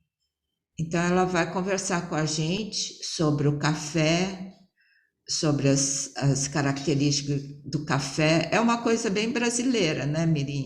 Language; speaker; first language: Portuguese; early bilingual, other home language; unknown